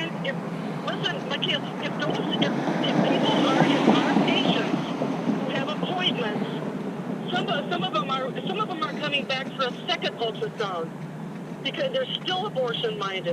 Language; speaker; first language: English; native; English